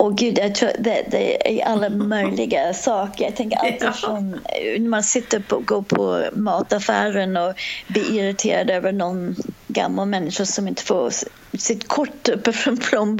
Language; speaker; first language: Swedish; non-native, fluent; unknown